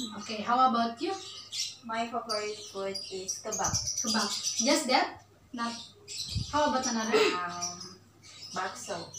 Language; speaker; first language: English; non-native, learner; Indonesian